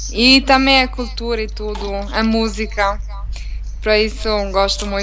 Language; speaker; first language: Portuguese; non-native, learner; Italian